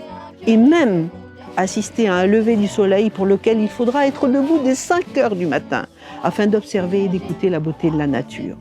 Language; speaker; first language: French; native; French